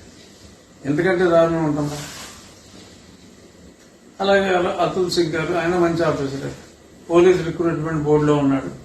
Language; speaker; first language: Telugu; native; Telugu